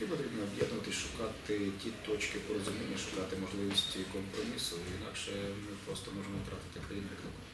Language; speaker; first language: Ukrainian; native; Ukrainian